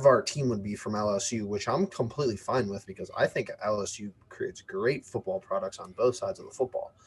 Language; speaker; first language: English; native; English